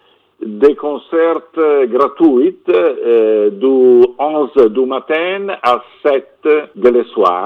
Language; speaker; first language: French; non-native, fluent; Italian